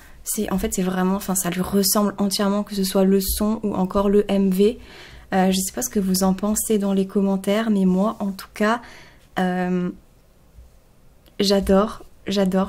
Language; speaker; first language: French; native; French